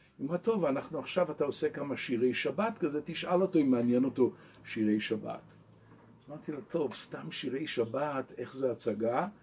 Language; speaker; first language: Hebrew; non-native, local second language; English